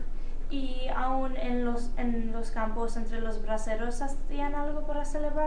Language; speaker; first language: Spanish; early bilingual, heritage; Spanish